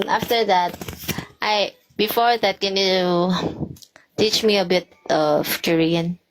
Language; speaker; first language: English; non-native, local second language; Filipino